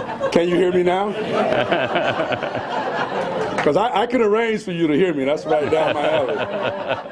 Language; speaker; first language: English; native; English